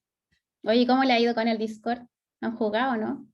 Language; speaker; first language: Spanish; native; Spanish